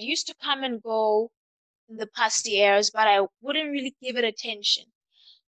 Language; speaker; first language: English; non-native, local second language; Southern Sotho